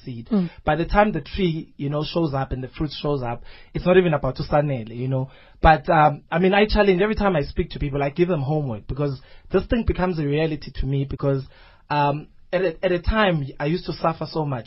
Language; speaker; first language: English; non-native, local second language; Zulu